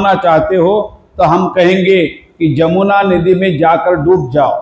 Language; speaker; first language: Hindi; non-native, local second language; Marathi